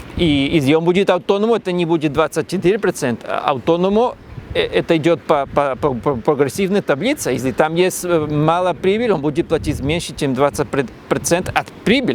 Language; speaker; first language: Russian; non-native, learner; Spanish